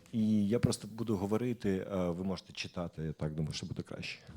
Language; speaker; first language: Ukrainian; non-native, local second language; Russian